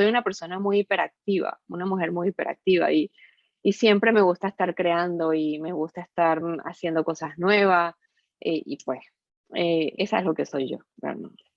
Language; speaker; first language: Spanish; native; Spanish